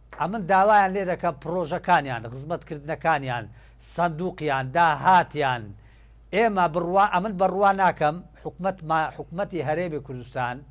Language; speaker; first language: Central Kurdish; non-native, local second language; Turkish